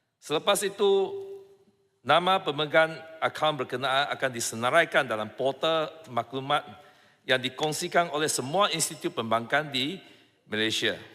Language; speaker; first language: Malay; non-native, local second language; Chinese